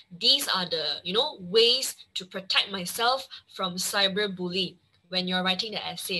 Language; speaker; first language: English; non-native, local second language; Chinese